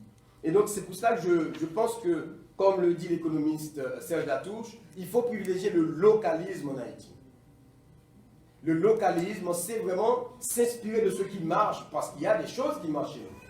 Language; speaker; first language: French; non-native, local second language; Haitian Creole